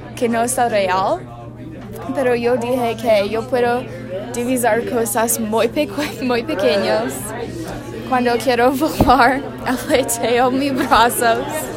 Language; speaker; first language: Spanish; non-native, learner; English